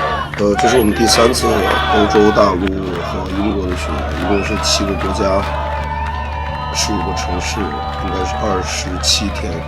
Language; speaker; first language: Chinese; native; Chinese